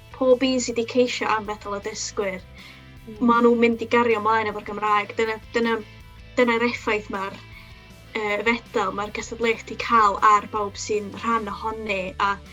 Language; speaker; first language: Welsh; non-native, local second language; English